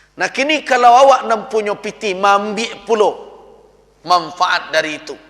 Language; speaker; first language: Malay; non-native, local second language; Minangkabau